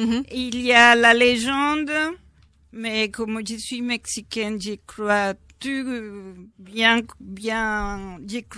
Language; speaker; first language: French; non-native, fluent; Spanish